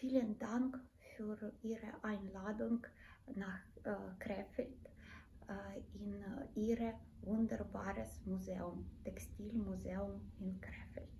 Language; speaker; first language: German; non-native, fluent; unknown